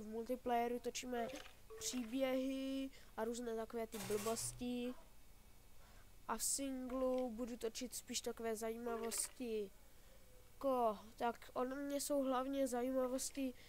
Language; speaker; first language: Czech; native; Czech